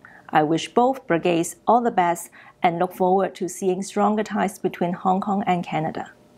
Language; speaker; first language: English; non-native, local second language; Cantonese